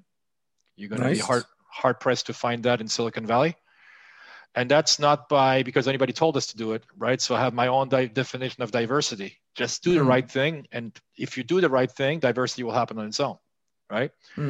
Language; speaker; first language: English; non-native, fluent; Swiss German